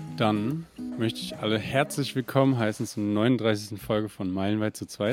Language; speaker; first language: German; native; German